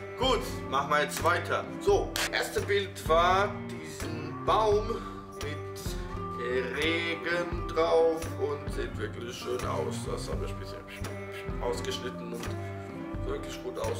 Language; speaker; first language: German; non-native, fluent; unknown